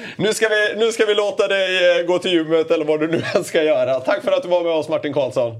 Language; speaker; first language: Swedish; native; Swedish